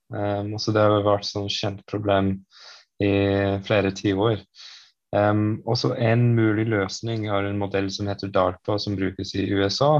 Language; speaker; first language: Norwegian; non-native, fluent; English